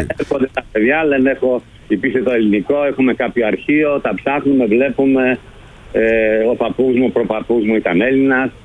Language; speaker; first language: Greek; early bilingual, heritage; Greek